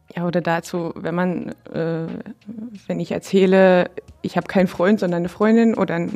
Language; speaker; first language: German; native; German